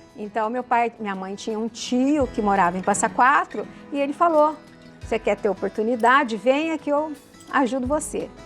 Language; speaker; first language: Portuguese; early bilingual, other home language; Italian